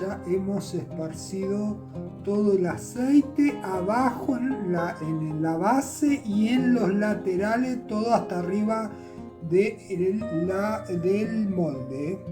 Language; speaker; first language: Spanish; native; Spanish